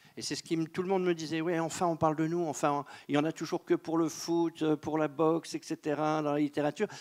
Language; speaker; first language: French; native; French